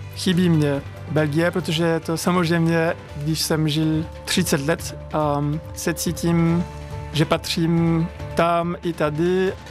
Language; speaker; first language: Czech; non-native, fluent; French